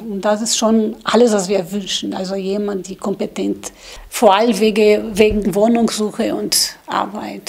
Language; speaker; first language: German; non-native, learner; Portuguese